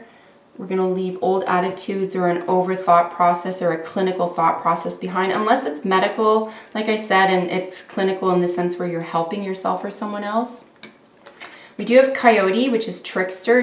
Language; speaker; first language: English; native; English